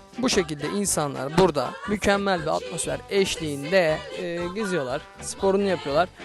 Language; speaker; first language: Turkish; native; Turkish